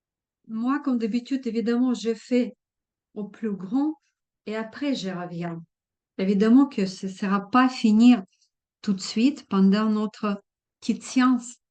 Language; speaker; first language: French; non-native, fluent; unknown